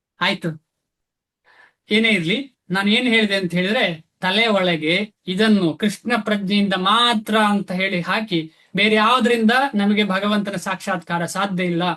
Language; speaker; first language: Kannada; non-native, local second language; Tulu